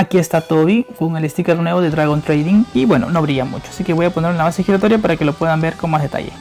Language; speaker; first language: Spanish; native; Spanish